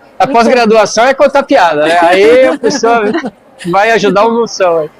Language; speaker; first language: Portuguese; native; Portuguese